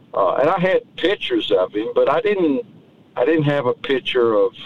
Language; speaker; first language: English; native; English